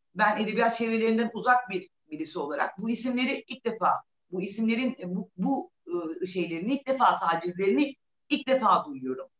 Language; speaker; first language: Turkish; native; Turkish